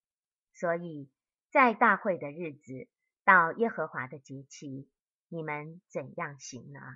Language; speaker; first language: Chinese; native; Chinese